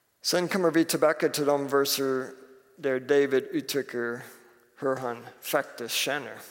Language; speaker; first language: Swedish; non-native, fluent; English